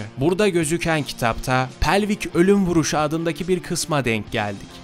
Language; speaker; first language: Turkish; native; Turkish